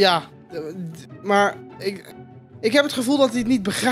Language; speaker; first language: Dutch; native; Dutch